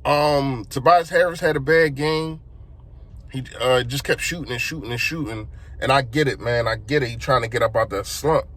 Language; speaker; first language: English; native; English